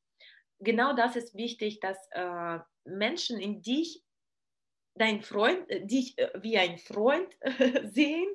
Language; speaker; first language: German; non-native, learner; Russian